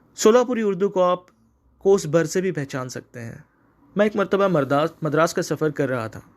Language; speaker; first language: Urdu; native; Urdu